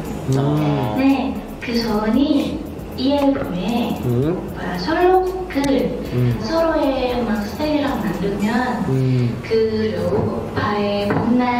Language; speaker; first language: Korean; non-native, learner; Indonesian